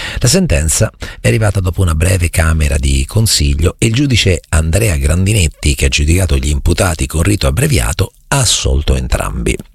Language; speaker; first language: Italian; native; Italian